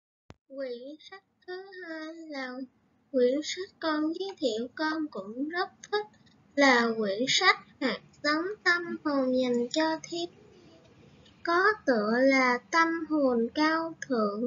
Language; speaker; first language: Vietnamese; native; Vietnamese